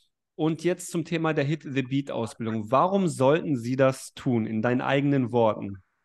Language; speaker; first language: German; native; German